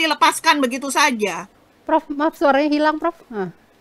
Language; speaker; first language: Indonesian; native; Indonesian